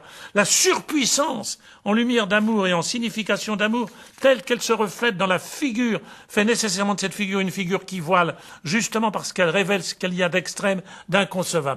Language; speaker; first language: French; native; French